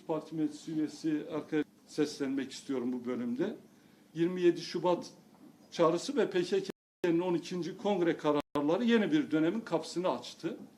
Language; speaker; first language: Turkish; non-native, local second language; Kurdish